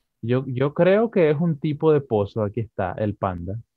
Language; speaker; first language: Spanish; native; Spanish